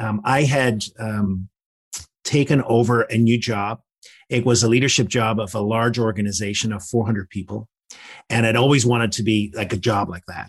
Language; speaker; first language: English; native; English